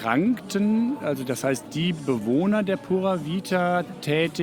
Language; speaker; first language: German; native; German